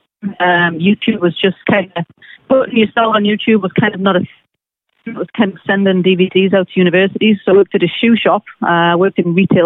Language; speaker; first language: English; native; English